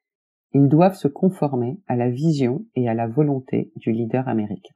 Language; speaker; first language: French; native; French